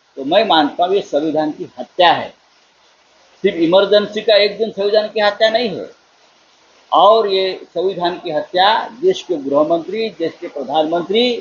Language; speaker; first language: Hindi; native; Hindi